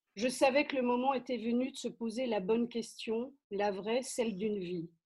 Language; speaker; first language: French; native; French